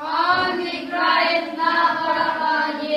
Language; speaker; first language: Russian; non-native, learner; Mongolian